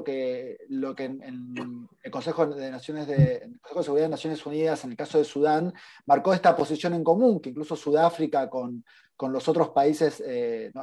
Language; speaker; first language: Spanish; native; Spanish